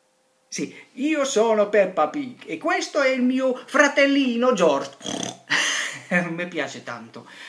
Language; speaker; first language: Italian; non-native, learner; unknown